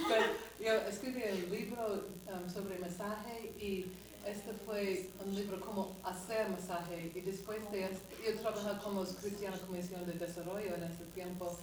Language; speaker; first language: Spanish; non-native, learner; English